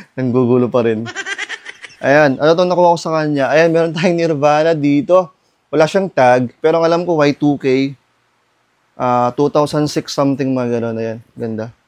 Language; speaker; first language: Filipino; non-native, local second language; Iloko